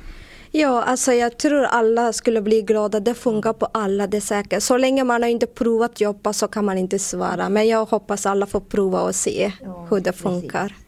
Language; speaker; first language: Swedish; non-native, fluent; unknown